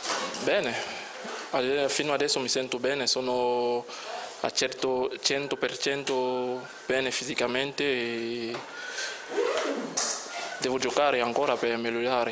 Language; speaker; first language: Italian; non-native, fluent; French